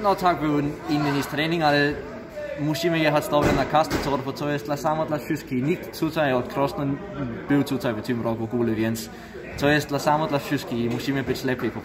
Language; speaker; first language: Polish; non-native, learner; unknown